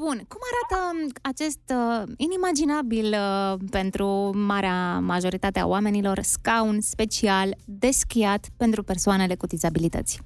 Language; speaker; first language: Romanian; native; Romanian